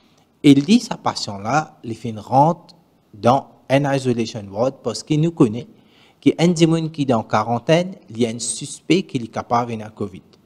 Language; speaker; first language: French; non-native, learner; Morisyen